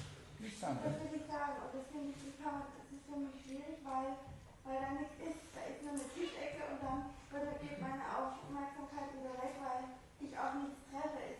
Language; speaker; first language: German; native; German